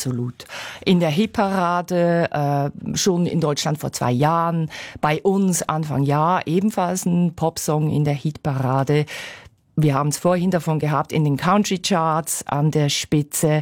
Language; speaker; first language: German; native; German